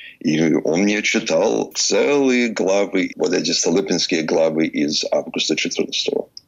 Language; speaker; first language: Russian; early bilingual, heritage; Russian